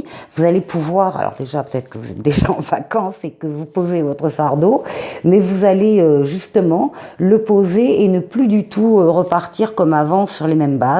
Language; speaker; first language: French; native; French